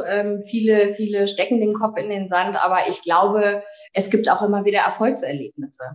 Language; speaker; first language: German; native; German